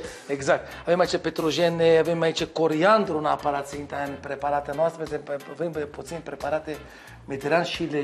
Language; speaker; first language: Romanian; non-native, learner; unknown